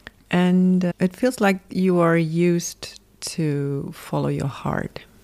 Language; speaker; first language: English; non-native, fluent; German